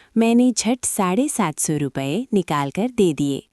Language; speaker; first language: Hindi; non-native, local second language; Malayalam